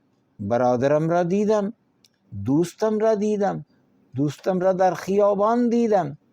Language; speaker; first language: Persian; non-native, fluent; Urdu